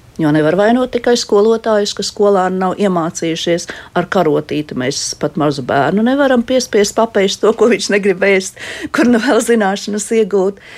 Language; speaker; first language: Latvian; native; Latvian